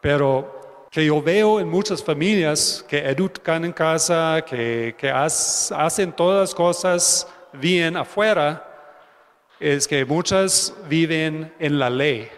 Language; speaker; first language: Spanish; non-native, fluent; English